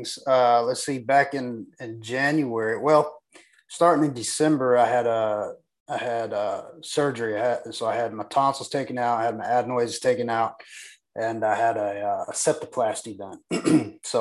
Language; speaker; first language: English; native; English